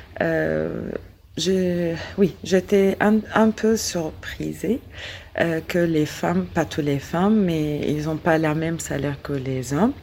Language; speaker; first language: French; non-native, learner; Arabic